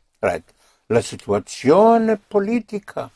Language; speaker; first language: Italian; non-native, fluent; English